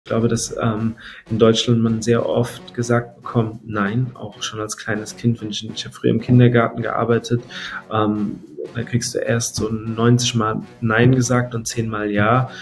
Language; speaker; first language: German; native; German